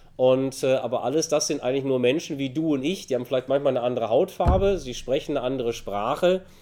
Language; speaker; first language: German; native; German